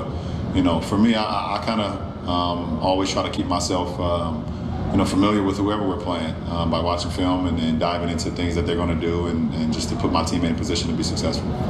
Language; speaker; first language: English; native; English